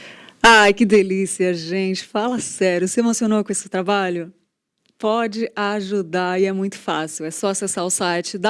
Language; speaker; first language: Portuguese; native; Portuguese